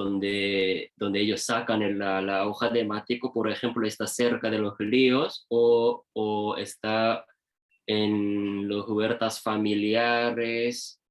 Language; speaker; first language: Spanish; non-native, learner; Japanese